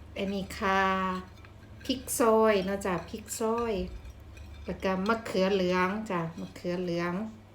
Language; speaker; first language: Thai; native; Thai